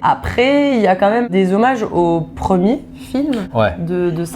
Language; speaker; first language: French; native; French